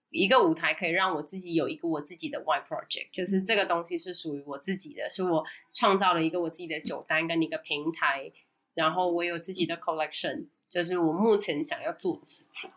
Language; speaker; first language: Chinese; native; Chinese